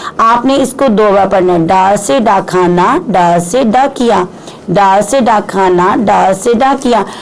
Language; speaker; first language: Urdu; non-native, local second language; Punjabi